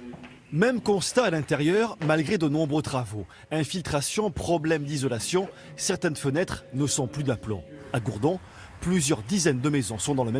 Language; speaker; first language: French; native; French